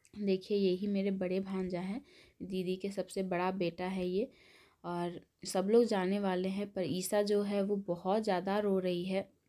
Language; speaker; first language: Hindi; native; Hindi